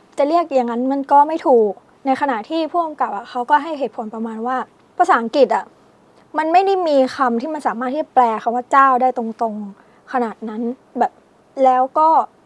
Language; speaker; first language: Thai; native; Thai